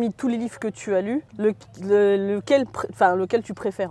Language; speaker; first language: French; native; French